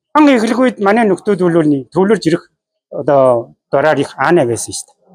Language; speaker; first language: Mongolian; native; Mongolian